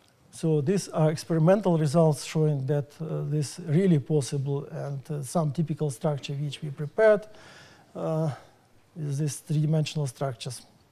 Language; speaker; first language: English; non-native, fluent; Russian